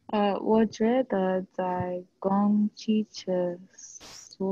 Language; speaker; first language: Chinese; non-native, learner; English